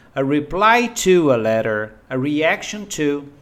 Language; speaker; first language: English; non-native, fluent; Portuguese